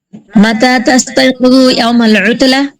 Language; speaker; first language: Arabic; non-native, learner; Bangla